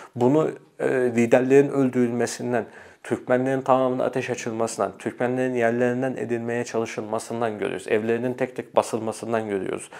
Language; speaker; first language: Turkish; early bilingual, heritage; Arabic